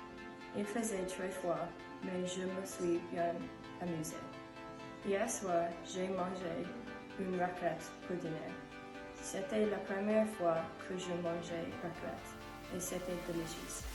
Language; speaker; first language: French; non-native, learner; English